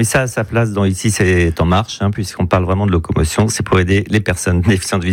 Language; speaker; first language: French; native; French